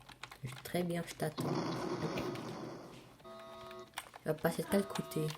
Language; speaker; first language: French; native; French